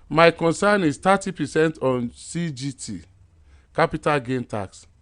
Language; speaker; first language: English; non-native, local second language; Yoruba